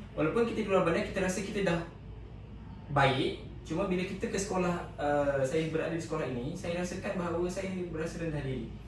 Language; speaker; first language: Malay; native; Malay